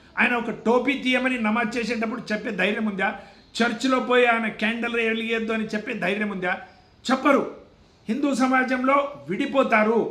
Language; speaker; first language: Telugu; non-native, local second language; Kannada